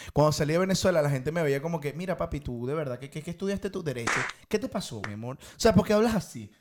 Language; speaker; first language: Spanish; native; Spanish